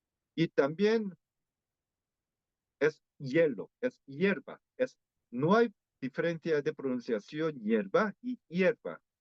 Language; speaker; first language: Spanish; non-native, fluent; Korean